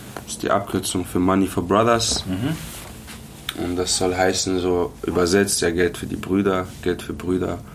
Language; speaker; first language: German; early bilingual, other home language; Arabic